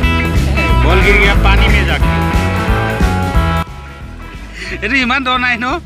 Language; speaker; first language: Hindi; non-native, local second language; Assamese